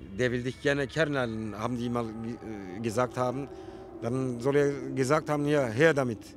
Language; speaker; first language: German; early bilingual, other home language; Turkish